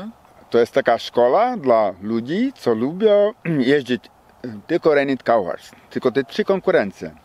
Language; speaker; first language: Polish; non-native, learner; Czech